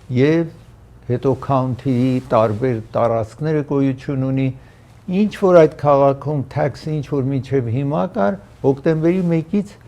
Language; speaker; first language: Armenian; early bilingual, heritage; Armenian